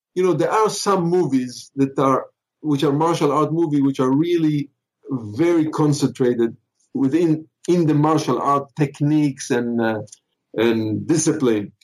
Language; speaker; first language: English; non-native, fluent; Hebrew